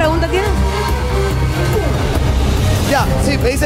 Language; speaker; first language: Spanish; native; Spanish